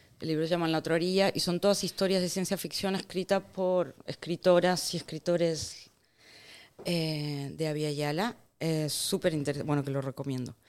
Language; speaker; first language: Spanish; native; Spanish